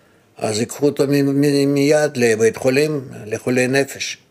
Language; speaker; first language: Hebrew; non-native, fluent; Russian